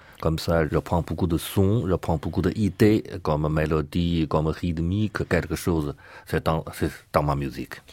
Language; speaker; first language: French; non-native, learner; Chinese